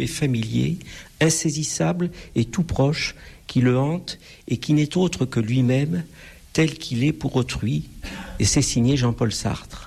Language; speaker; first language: French; native; French